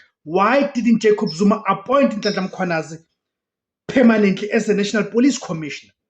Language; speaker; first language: English; non-native, local second language; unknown